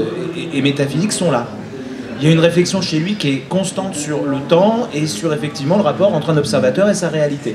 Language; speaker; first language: French; native; French